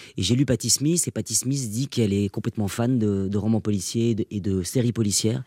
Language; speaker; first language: French; non-native, local second language; Basque